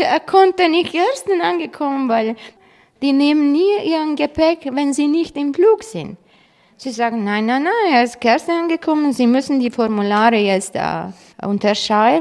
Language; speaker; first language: German; non-native, fluent; Croatian